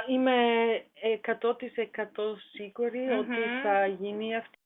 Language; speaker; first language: Greek; non-native, learner; German